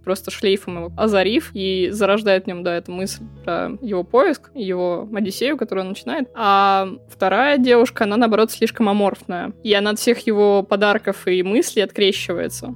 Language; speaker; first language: Russian; native; Russian